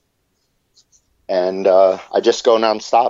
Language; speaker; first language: English; native; English